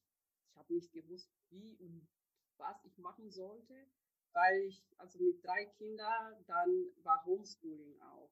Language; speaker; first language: German; non-native, fluent; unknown